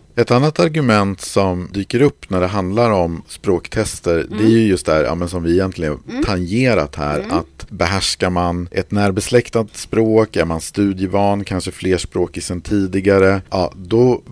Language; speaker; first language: Swedish; native; Swedish